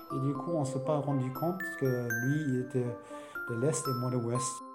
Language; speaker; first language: French; non-native, fluent; German